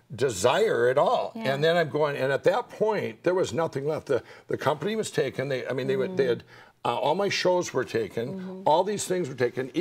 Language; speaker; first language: English; native; English